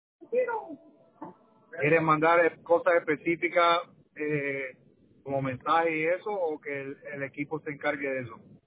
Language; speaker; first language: Spanish; early bilingual, heritage; Spanish